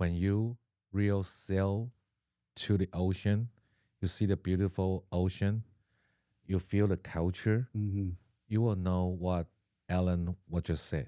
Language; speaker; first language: English; non-native, learner; Chinese